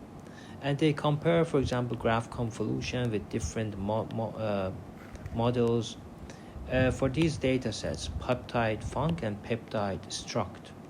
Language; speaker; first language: English; non-native, fluent; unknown